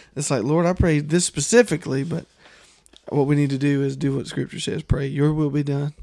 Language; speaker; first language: English; native; English